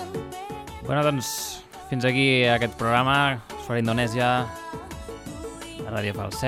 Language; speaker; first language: Catalan; native; Catalan